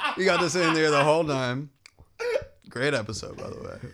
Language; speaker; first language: English; native; English